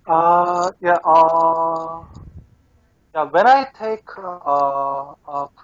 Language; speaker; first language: English; non-native, learner; Korean